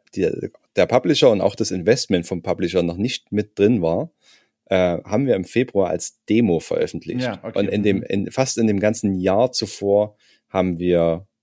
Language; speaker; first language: German; native; German